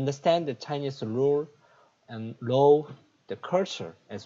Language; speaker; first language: English; non-native, learner; Korean